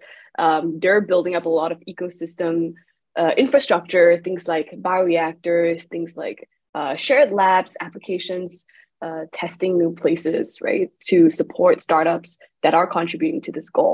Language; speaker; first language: English; non-native, local second language; Chinese